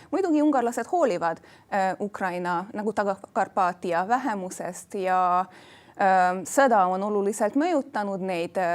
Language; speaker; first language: Estonian; non-native, fluent; Hungarian